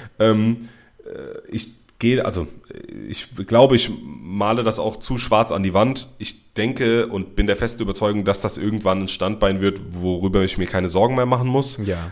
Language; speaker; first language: German; native; German